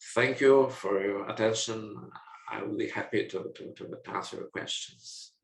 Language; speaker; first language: English; non-native, fluent; Polish